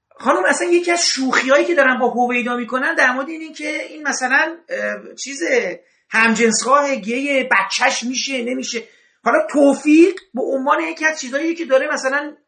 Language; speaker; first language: Persian; native; Persian